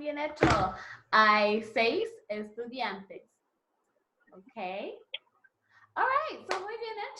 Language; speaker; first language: Spanish; non-native, learner; English